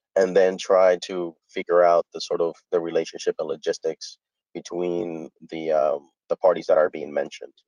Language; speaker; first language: English; early bilingual, other home language; Spanish